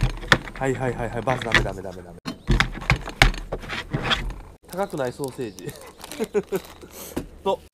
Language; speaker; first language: Japanese; native; Japanese